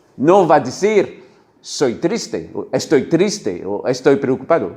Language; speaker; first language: Spanish; non-native, learner; French